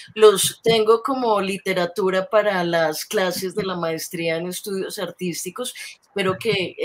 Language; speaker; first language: Spanish; native; Spanish